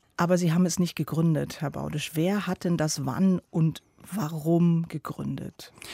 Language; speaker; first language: German; native; German